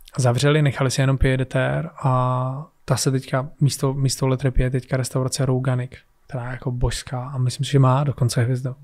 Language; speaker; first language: Czech; native; Czech